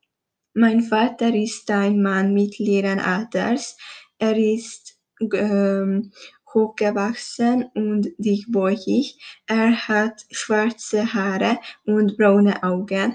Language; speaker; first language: German; non-native, learner; Hungarian